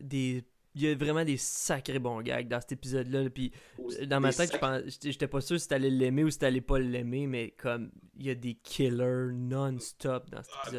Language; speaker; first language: French; native; French